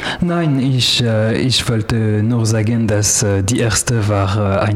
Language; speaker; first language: German; non-native, learner; French